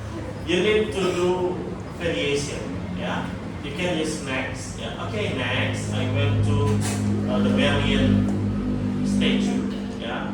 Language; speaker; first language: English; non-native, fluent; Indonesian